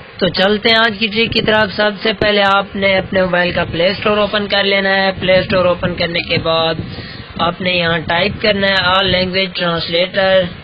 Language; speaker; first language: Urdu; non-native, local second language; Saraiki